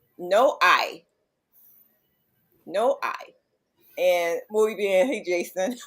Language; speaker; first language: Spanish; non-native, learner; English